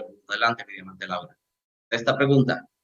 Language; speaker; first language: Spanish; native; Spanish